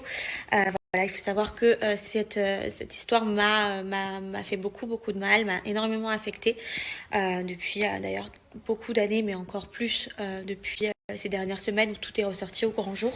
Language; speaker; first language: French; native; French